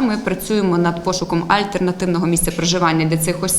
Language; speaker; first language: Ukrainian; native; Ukrainian